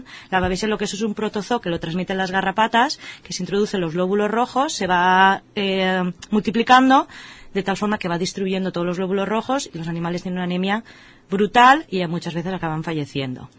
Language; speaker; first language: Spanish; native; Spanish